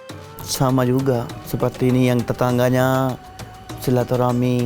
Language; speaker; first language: Indonesian; non-native, learner; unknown